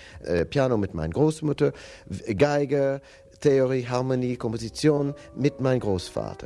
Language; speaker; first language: German; non-native, learner; English